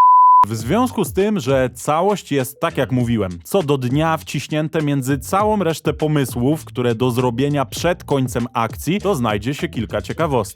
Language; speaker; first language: Polish; native; Polish